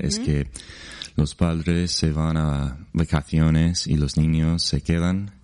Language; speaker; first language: Spanish; non-native, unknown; English